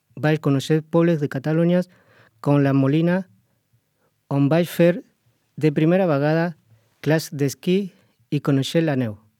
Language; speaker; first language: Catalan; non-native, learner; Spanish